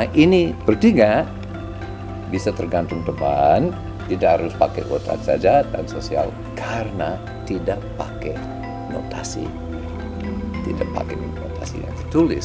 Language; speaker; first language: Indonesian; non-native, fluent; English